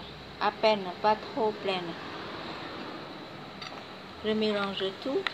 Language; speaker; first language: French; non-native, fluent; Vietnamese